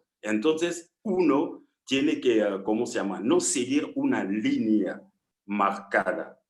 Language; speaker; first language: Spanish; non-native, fluent; French